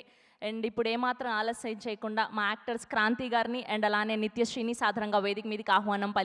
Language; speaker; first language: Telugu; native; Telugu